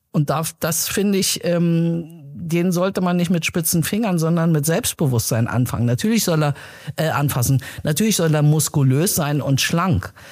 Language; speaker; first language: German; early bilingual, other home language; Persian